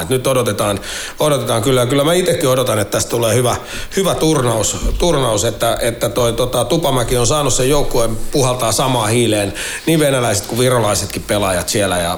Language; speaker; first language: Finnish; native; Finnish